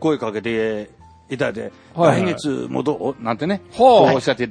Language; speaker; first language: Japanese; native; Japanese